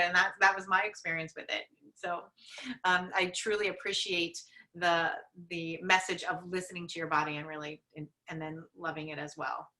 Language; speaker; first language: English; native; English